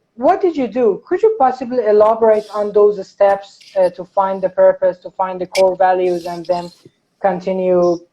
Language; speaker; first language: English; non-native, fluent; Persian